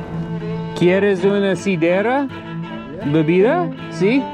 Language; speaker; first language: Spanish; non-native, learner; English